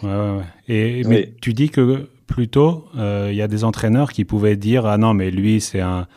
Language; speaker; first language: French; native; French